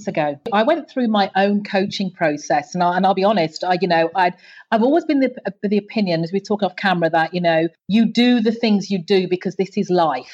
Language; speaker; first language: English; native; English